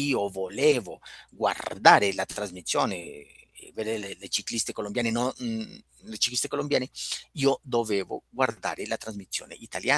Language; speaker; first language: Italian; non-native, fluent; Spanish